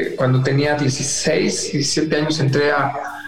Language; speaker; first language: Spanish; native; Spanish